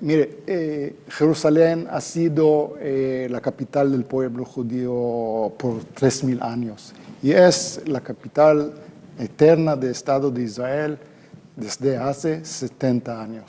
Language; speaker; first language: Spanish; non-native, fluent; Hebrew